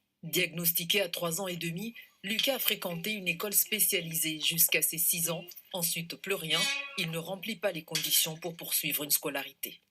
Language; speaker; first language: French; native; French